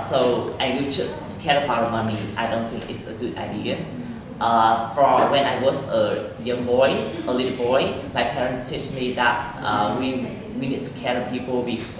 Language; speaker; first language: English; non-native, learner; Vietnamese